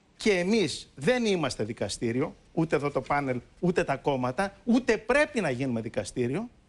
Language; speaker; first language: Greek; native; Greek